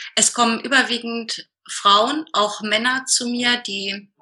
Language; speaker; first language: German; native; German